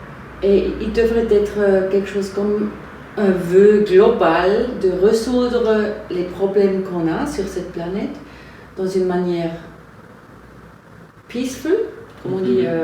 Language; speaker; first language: French; non-native, fluent; German